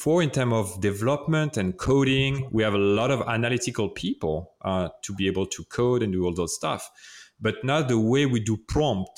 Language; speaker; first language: English; non-native, fluent; French